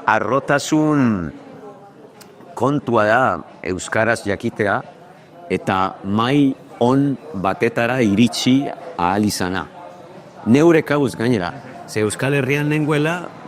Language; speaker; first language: Basque; non-native, fluent; Spanish